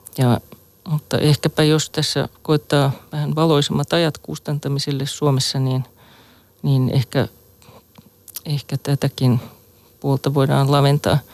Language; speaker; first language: Finnish; native; Finnish